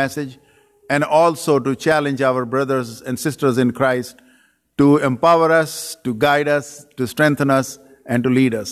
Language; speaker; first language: English; non-native, local second language; Urdu